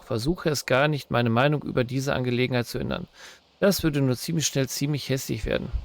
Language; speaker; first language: German; native; German